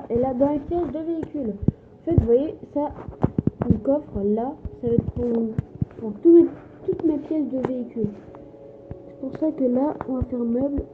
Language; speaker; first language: French; native; French